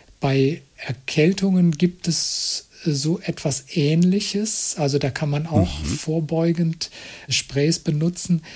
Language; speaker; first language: German; native; German